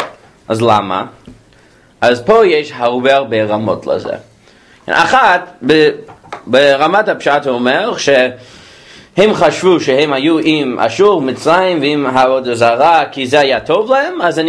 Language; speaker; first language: Hebrew; non-native, fluent; English